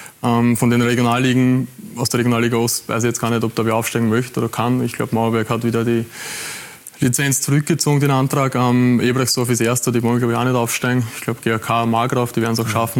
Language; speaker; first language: German; native; German